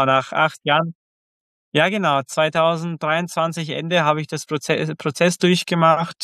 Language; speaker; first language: German; early bilingual, other home language; Croatian